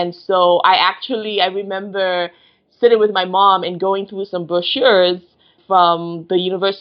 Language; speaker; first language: English; non-native, local second language; Yoruba